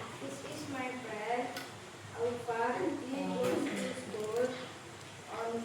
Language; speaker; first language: English; non-native, learner; Indonesian